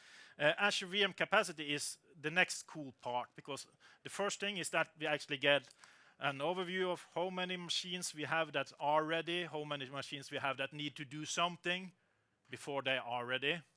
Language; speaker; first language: English; non-native, fluent; Norwegian